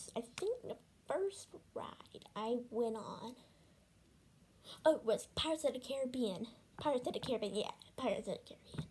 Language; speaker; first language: English; native; English